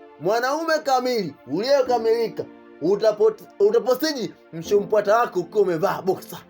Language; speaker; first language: Swahili; native; Swahili